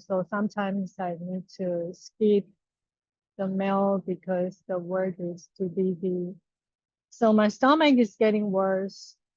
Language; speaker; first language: English; non-native, learner; Chinese